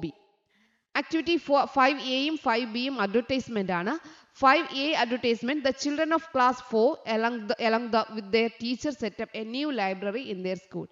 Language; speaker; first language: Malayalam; native; Malayalam